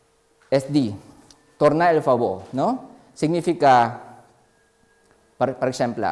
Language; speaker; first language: Spanish; non-native, fluent; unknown